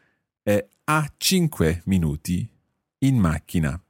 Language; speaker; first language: Italian; non-native, fluent; English